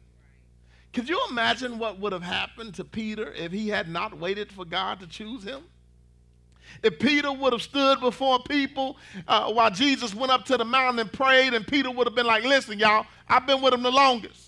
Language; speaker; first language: English; native; English